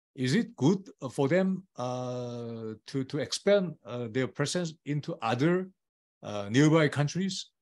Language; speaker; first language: English; non-native, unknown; Korean